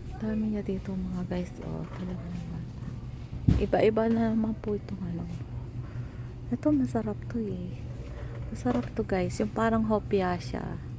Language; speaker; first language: Filipino; native; Filipino